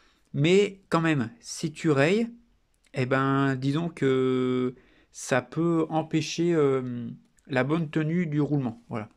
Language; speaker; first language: French; native; French